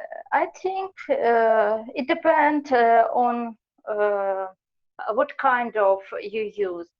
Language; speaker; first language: English; non-native, learner; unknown